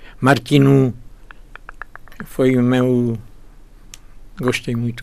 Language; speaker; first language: Portuguese; non-native, fluent; Czech